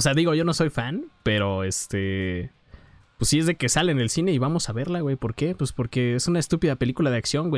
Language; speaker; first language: Spanish; native; Spanish